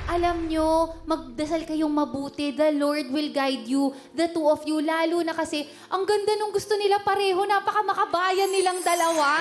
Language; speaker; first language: Filipino; native; Filipino